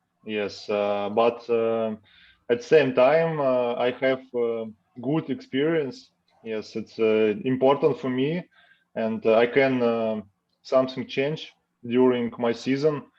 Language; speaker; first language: English; non-native, learner; Russian